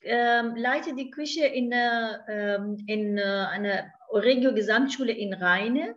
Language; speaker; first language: German; non-native, fluent; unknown